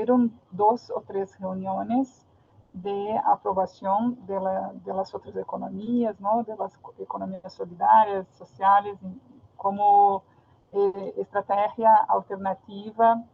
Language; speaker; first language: Spanish; non-native, fluent; Portuguese